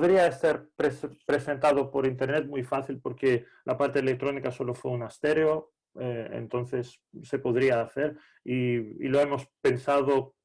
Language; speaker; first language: Spanish; non-native, fluent; Greek